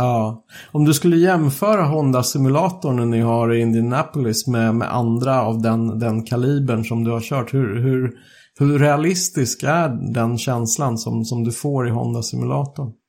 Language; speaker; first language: Swedish; native; Swedish